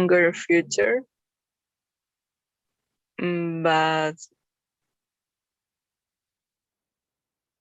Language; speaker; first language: English; non-native, learner; Spanish